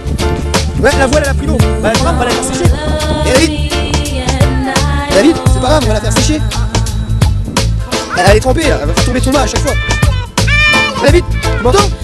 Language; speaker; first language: French; native; French